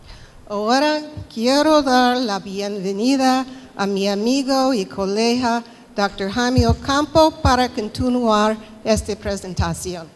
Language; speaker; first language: Spanish; non-native, fluent; English